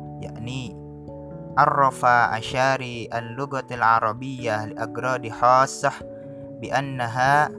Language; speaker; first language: Arabic; non-native, learner; Indonesian